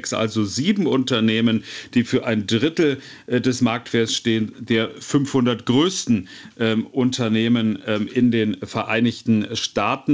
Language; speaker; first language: German; native; German